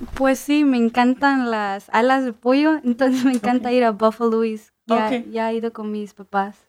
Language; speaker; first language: Spanish; early bilingual, heritage; Spanish